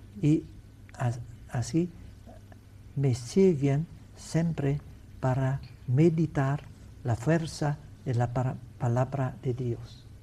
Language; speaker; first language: Spanish; non-native, learner; Vietnamese